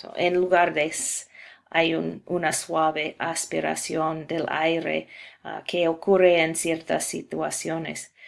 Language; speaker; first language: Spanish; non-native, fluent; English